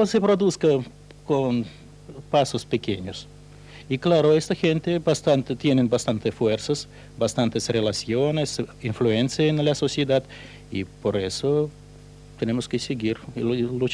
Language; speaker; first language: Spanish; non-native, fluent; Russian